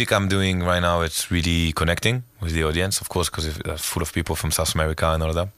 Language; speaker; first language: English; non-native, fluent; French